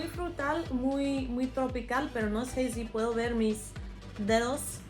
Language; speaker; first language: Spanish; non-native, fluent; English